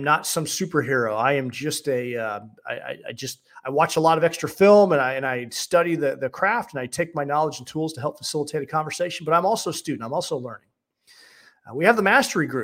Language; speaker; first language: English; native; English